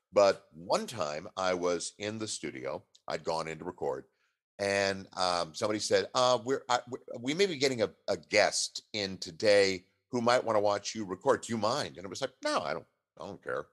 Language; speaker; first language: English; native; English